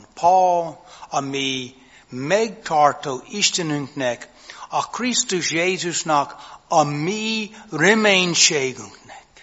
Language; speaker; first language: Hungarian; non-native, fluent; English